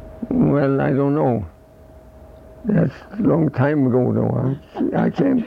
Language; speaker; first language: English; non-native, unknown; Swedish